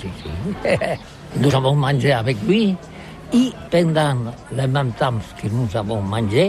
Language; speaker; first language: French; non-native, learner; Catalan